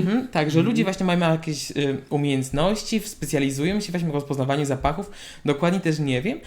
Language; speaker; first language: Polish; native; Polish